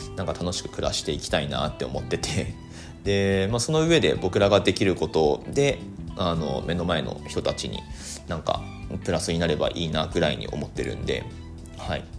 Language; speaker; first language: Japanese; native; Japanese